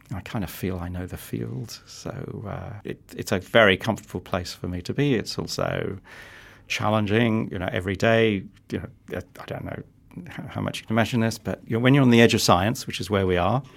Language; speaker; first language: English; native; English